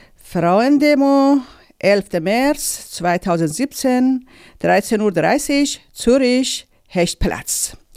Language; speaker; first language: German; non-native, fluent; Persian